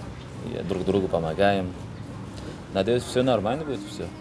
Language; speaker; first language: Russian; non-native, fluent; Uzbek